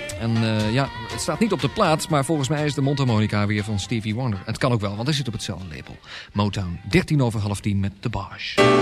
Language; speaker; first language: Dutch; native; Dutch